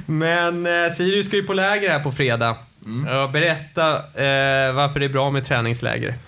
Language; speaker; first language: Swedish; native; Swedish